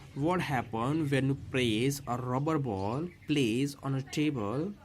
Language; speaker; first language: English; non-native, local second language; Gujarati